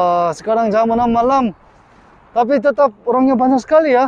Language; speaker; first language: Indonesian; non-native, fluent; Korean